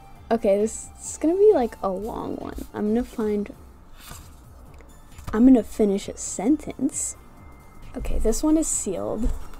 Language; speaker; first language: English; native; English